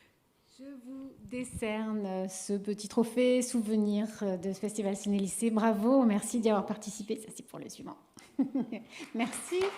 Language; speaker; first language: French; native; French